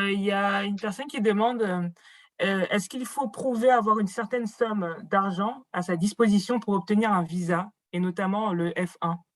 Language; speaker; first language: French; native; French